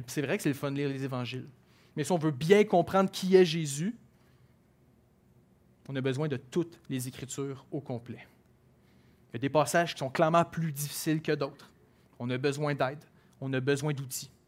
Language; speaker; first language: French; native; French